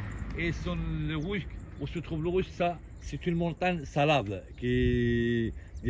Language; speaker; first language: French; non-native, local second language; Arabic